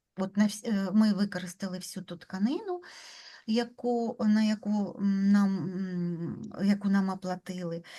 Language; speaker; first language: Ukrainian; non-native, local second language; Russian